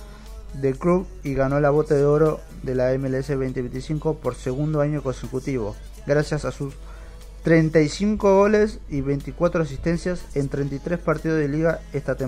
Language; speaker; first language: Spanish; native; Spanish